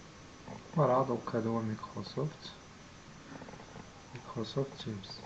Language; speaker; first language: Arabic; native; Arabic